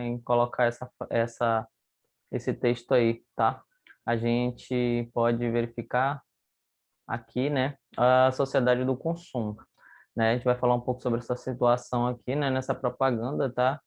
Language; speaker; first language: Portuguese; native; Portuguese